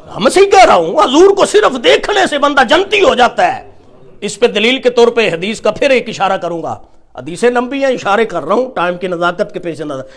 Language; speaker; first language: Urdu; non-native, local second language; Punjabi